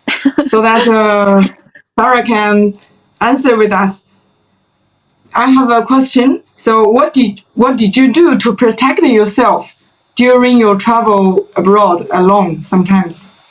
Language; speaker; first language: English; non-native, fluent; Chinese